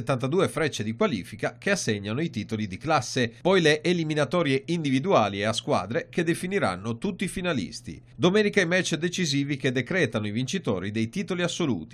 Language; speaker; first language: Italian; native; Italian